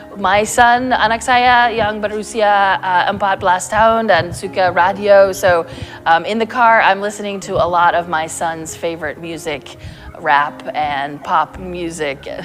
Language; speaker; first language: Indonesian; non-native, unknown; English